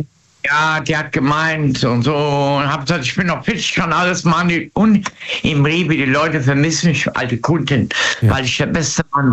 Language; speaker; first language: German; native; German